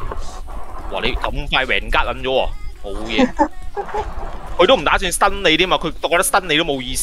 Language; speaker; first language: Chinese; native; Chinese